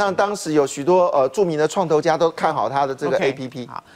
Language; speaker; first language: Chinese; native; Chinese